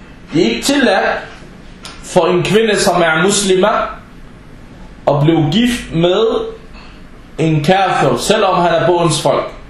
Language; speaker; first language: Danish; non-native, local second language; Arabic